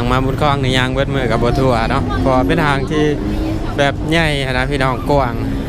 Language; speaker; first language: Thai; native; Thai